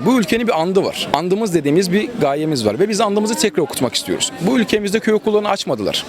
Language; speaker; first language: Turkish; native; Turkish